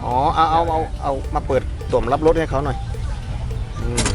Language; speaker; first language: Thai; native; Thai